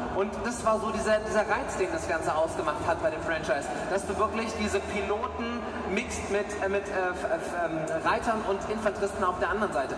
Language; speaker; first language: German; native; German